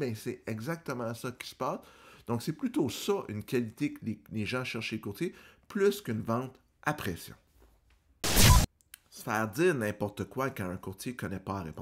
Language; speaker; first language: French; native; French